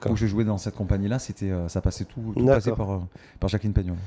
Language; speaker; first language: French; native; French